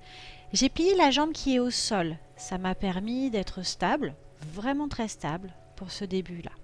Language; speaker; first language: French; native; French